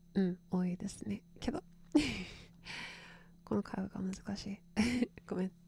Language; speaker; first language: Japanese; non-native, learner; English